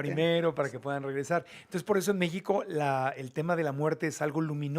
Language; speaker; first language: Spanish; native; Spanish